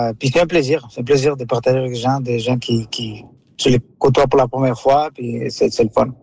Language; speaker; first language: French; non-native, fluent; Spanish